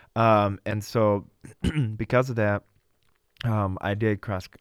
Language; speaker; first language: English; early bilingual, other home language; Russian